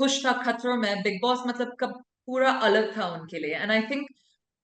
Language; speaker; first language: Hindi; non-native, local second language; English